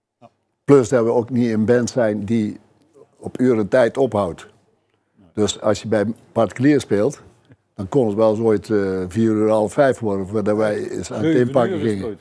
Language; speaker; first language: Dutch; native; Dutch